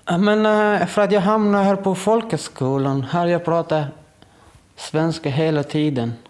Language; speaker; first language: Swedish; non-native, learner; Persian